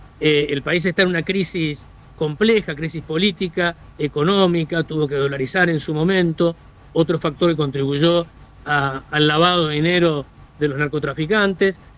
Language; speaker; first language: Spanish; native; Spanish